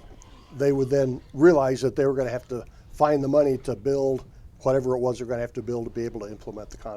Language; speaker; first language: English; native; English